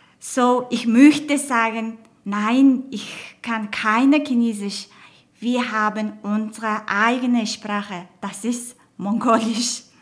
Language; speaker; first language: German; non-native, learner; Mongolian